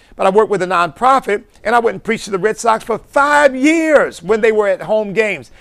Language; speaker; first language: English; native; English